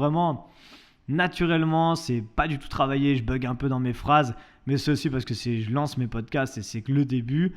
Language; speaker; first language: French; native; French